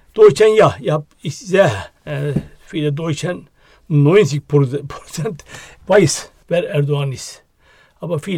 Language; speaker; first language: German; non-native, learner; Turkish